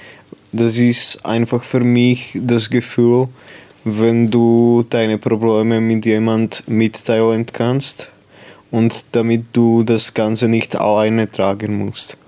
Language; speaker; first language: German; non-native, local second language; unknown